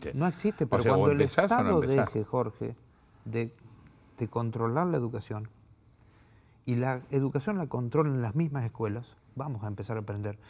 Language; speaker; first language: Spanish; native; Spanish